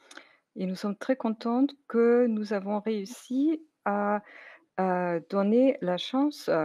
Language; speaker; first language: French; non-native, fluent; German